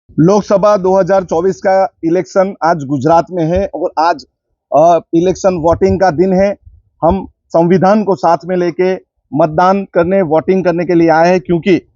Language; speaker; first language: Hindi; native; Hindi